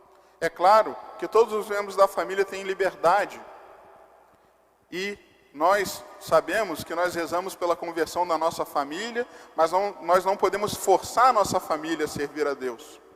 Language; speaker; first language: Portuguese; native; Portuguese